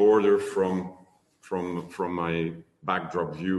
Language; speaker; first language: English; non-native, fluent; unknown